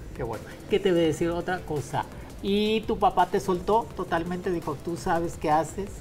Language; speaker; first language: Spanish; native; Spanish